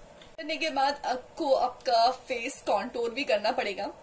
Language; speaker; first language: Hindi; native; Hindi